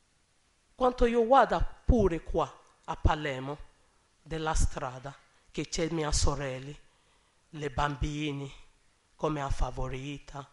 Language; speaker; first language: Italian; non-native, learner; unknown